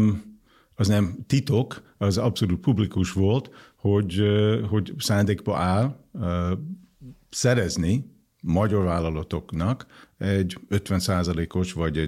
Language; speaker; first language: Hungarian; non-native, fluent; English